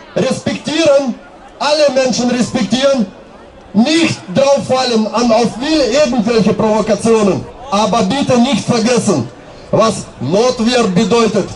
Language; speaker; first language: German; non-native, fluent; Russian